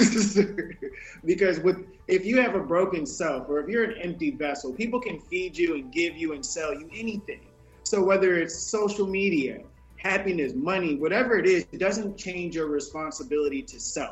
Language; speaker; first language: English; native; English